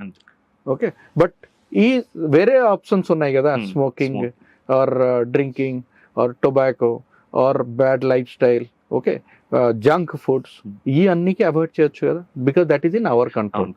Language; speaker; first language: Telugu; non-native, learner; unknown